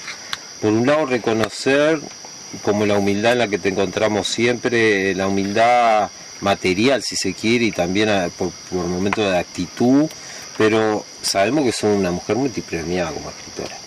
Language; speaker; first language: Spanish; native; Spanish